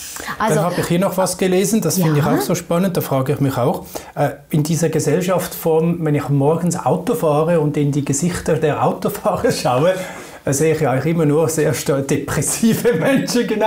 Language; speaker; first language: German; native; German